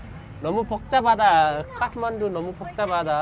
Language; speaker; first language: Korean; non-native, fluent; Nepali